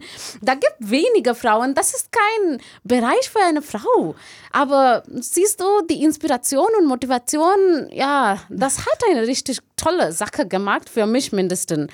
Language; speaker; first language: German; non-native, learner; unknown